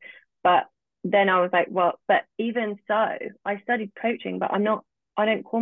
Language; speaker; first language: English; native; English